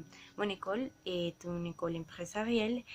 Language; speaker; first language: French; non-native, learner; Spanish